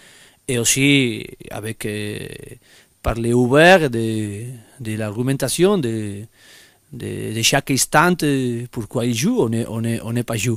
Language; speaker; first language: French; non-native, fluent; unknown